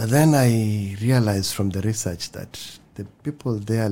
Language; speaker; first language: English; non-native, local second language; Swahili